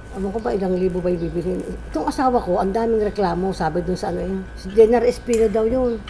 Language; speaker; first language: Filipino; native; Filipino